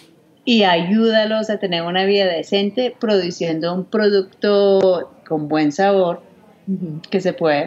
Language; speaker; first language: Spanish; non-native, fluent; English